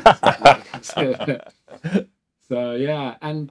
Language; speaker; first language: English; native; English